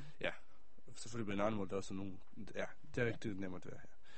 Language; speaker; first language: Danish; early bilingual, other home language; Hebrew